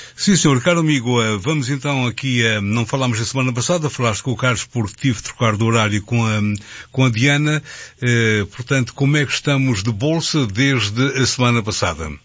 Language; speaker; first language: Portuguese; native; Portuguese